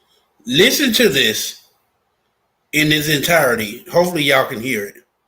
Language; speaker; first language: English; native; English